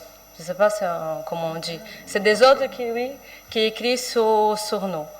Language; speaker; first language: French; non-native, fluent; Portuguese